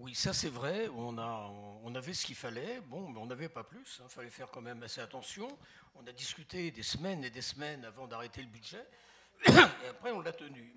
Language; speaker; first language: French; native; French